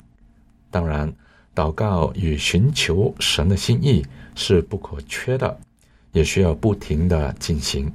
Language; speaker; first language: Chinese; non-native, local second language; Cantonese